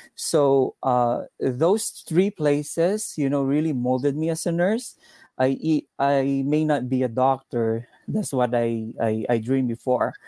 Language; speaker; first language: English; non-native, local second language; Cebuano